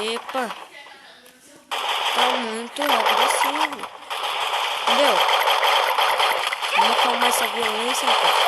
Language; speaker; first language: Portuguese; native; Portuguese